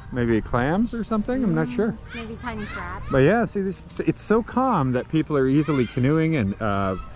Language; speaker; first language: English; native; English